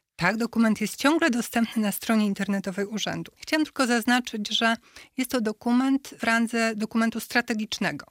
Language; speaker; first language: Polish; native; Polish